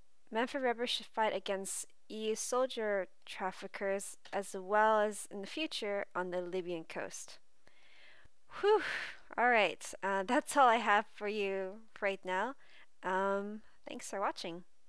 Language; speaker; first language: English; native; English